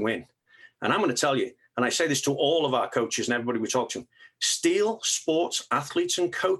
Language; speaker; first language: English; native; English